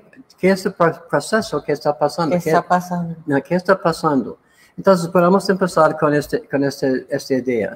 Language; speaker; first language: Spanish; non-native, learner; English